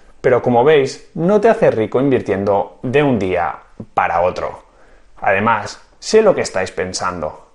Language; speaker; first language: Spanish; native; Spanish